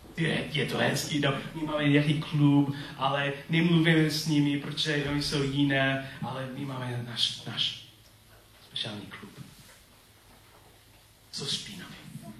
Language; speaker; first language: Czech; non-native, learner; English